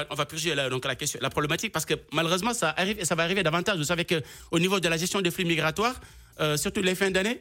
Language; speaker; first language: French; non-native, local second language; Wolof